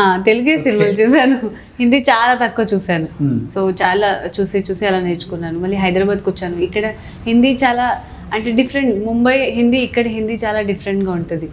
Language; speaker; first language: Telugu; non-native, local second language; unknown